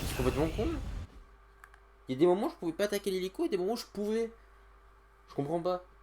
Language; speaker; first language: French; native; French